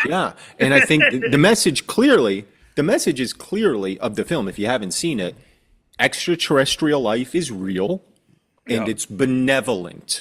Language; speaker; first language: English; native; English